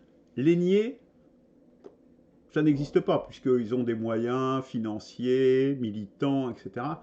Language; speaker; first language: French; native; French